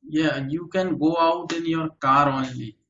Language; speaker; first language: English; native; English